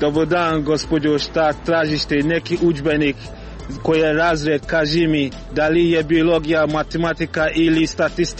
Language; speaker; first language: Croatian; non-native, learner; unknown